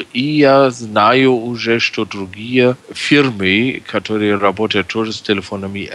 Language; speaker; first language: Russian; non-native, fluent; German